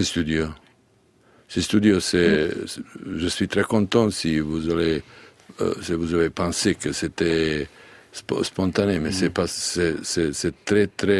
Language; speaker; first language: French; non-native, learner; Serbian